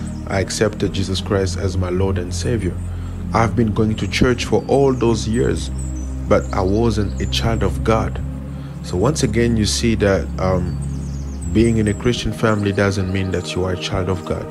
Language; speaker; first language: English; non-native, fluent; French